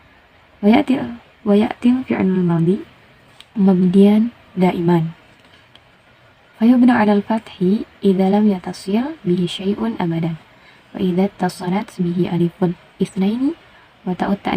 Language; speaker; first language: Arabic; non-native, learner; Indonesian